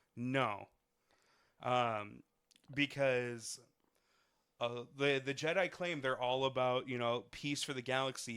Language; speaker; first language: English; native; English